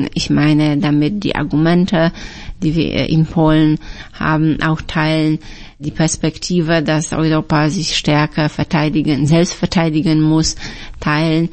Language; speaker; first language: German; non-native, fluent; Polish